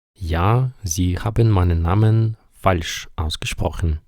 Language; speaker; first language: German; non-native, fluent; Ukrainian